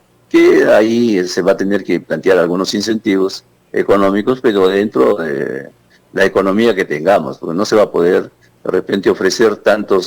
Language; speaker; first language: Spanish; native; Spanish